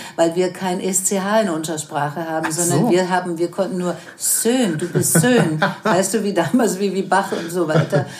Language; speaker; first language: German; non-native, fluent; Danish